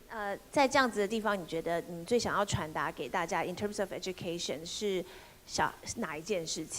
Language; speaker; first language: Chinese; native; Chinese